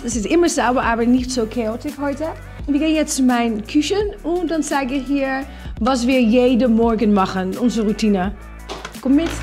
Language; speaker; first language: German; non-native, fluent; Dutch